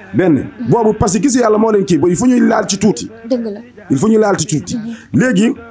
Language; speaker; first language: Wolof; non-native, fluent; Bambara